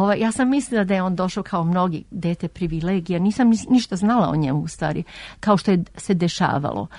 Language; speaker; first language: Serbian; early bilingual, heritage; Serbian